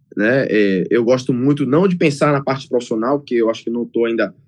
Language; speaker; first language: Portuguese; native; Portuguese